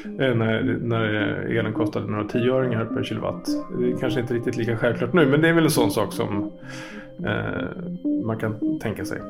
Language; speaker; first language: Swedish; native; Swedish